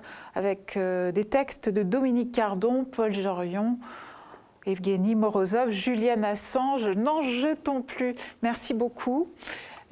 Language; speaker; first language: French; native; French